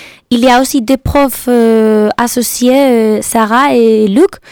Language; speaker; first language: French; non-native, fluent; Spanish